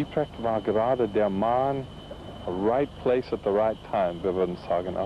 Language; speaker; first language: German; non-native, fluent; English